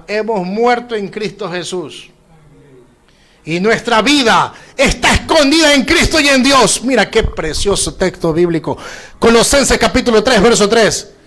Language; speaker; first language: Spanish; native; Spanish